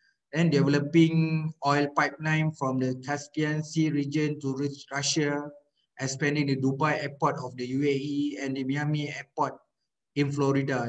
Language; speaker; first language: English; non-native, local second language; Malay